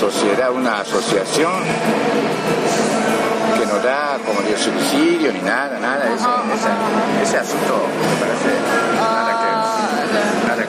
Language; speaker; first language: Spanish; non-native, fluent; Japanese